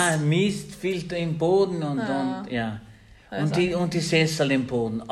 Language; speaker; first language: German; non-native, learner; Albanian